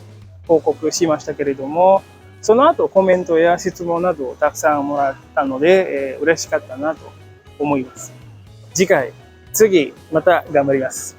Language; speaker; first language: Japanese; non-native, fluent; Indonesian